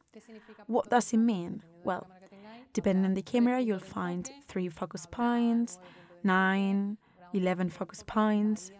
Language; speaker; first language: English; non-native, fluent; Spanish